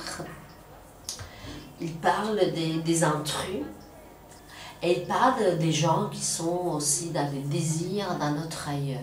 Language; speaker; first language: French; non-native, fluent; Spanish